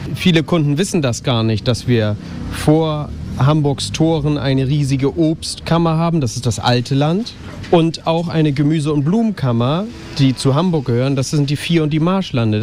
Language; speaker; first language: German; native; German